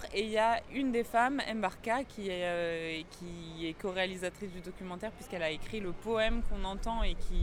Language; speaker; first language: French; native; French